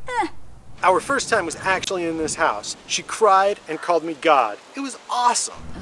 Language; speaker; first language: English; native; English